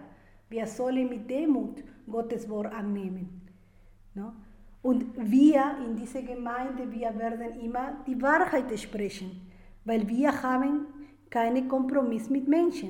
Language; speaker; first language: German; non-native, fluent; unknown